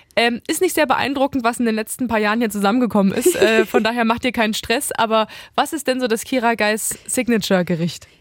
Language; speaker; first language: German; native; German